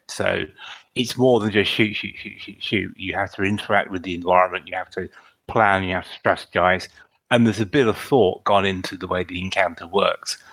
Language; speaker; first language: English; native; English